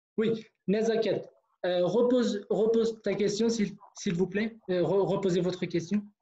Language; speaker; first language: French; non-native, fluent; Kurdish